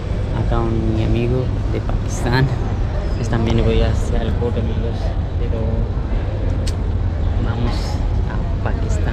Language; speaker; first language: Spanish; non-native, learner; Punjabi